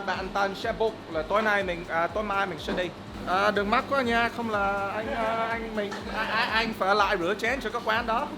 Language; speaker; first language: Vietnamese; early bilingual, heritage; Vietnamese